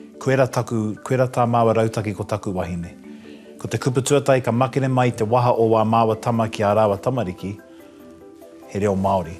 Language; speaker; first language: Māori; non-native, local second language; English